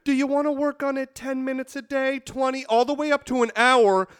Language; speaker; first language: English; native; English